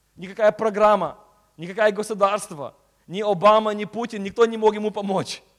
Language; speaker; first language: Russian; early bilingual, heritage; Russian